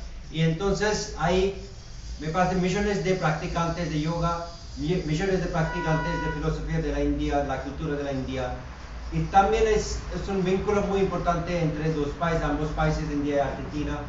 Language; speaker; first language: Spanish; non-native, fluent; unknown